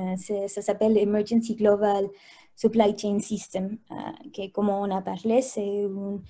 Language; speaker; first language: French; non-native, fluent; Spanish